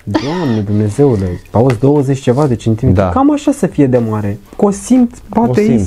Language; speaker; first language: Romanian; native; Romanian